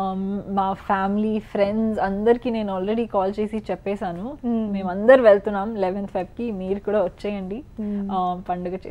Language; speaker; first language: Telugu; non-native, learner; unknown